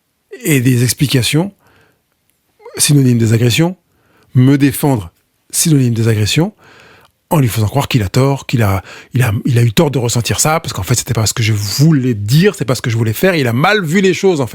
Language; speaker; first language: French; native; French